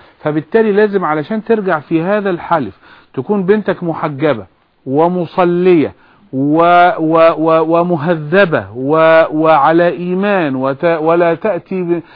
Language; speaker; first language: Arabic; native; Arabic